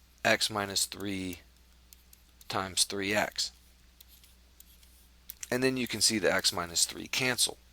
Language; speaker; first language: English; native; English